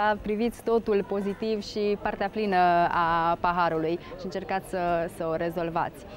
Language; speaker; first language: Romanian; native; Romanian